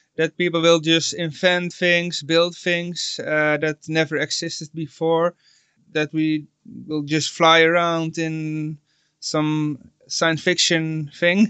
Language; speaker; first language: English; non-native, fluent; Dutch